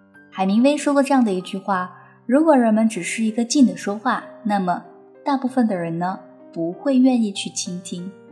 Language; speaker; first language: Chinese; native; Chinese